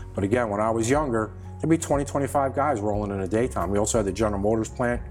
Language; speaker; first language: English; native; English